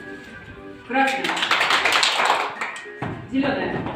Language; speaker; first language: Russian; native; Russian